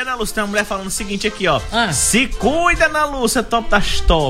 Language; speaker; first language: Portuguese; native; Portuguese